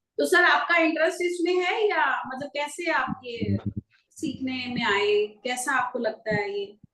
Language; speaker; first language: Hindi; native; Hindi